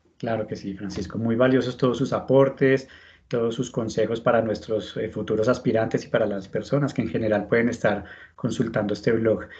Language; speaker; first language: Spanish; native; Spanish